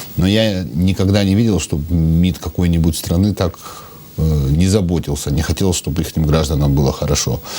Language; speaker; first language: Russian; non-native, local second language; Georgian